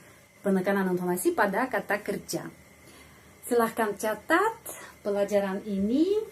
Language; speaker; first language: Indonesian; non-native, fluent; Russian